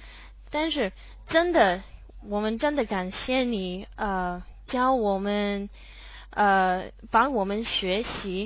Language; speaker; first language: Chinese; non-native, learner; English